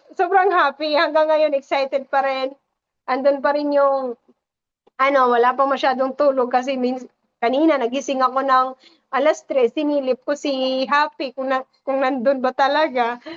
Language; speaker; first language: Filipino; non-native, local second language; Cebuano